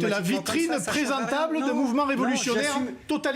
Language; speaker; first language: French; native; French